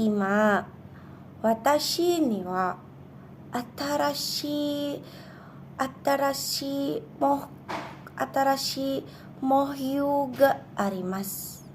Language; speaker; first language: Japanese; non-native, learner; Indonesian